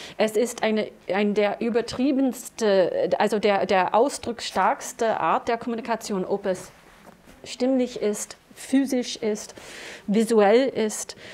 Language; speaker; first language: German; non-native, fluent; English